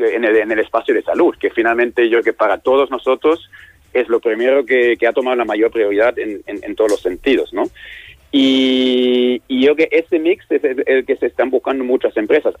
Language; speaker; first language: Spanish; non-native, fluent; German